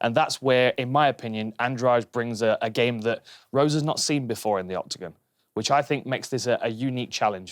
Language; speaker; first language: English; native; English